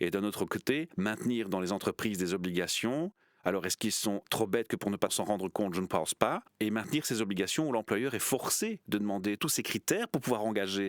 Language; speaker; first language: French; native; French